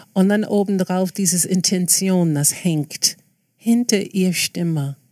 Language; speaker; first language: German; non-native, fluent; English